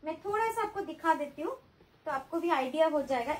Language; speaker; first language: Hindi; non-native, local second language; Bangla